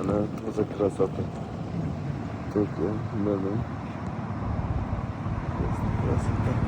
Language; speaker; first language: Russian; non-native, local second language; Uzbek